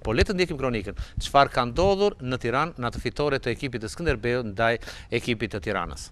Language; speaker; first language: Albanian; native; Albanian